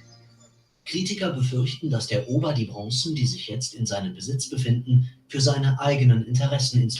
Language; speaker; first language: German; native; German